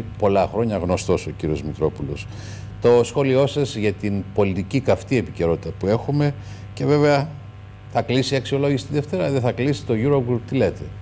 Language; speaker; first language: Greek; native; Greek